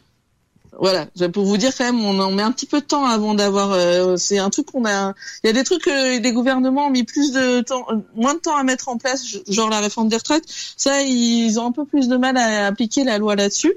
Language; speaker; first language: French; native; French